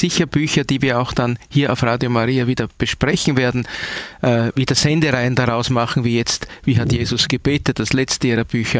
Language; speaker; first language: German; native; German